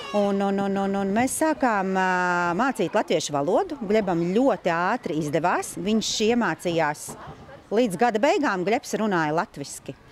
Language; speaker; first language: Latvian; native; Latvian